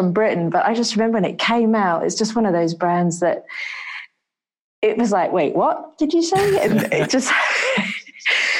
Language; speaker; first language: English; native; English